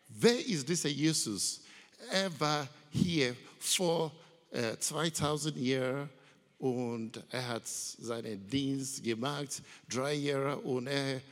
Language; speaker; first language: German; non-native, learner; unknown